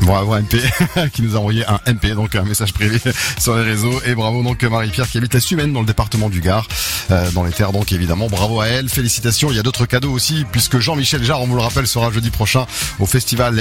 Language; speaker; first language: French; native; French